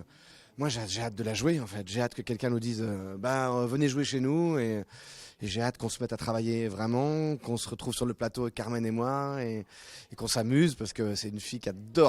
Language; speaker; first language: French; native; French